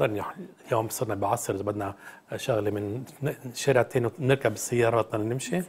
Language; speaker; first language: Arabic; native; Arabic